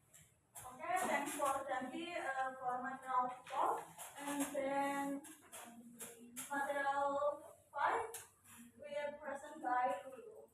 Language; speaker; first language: English; non-native, learner; Indonesian